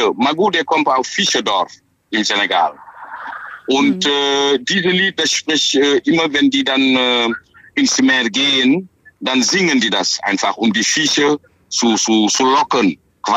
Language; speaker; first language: German; non-native, fluent; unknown